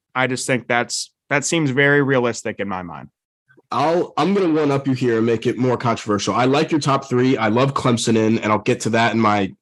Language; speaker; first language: English; native; English